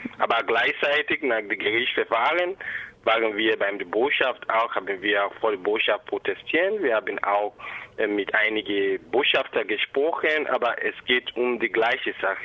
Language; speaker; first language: German; non-native, fluent; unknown